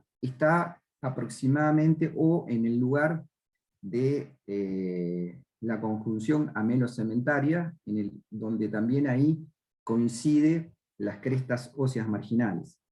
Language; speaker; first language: Spanish; native; Spanish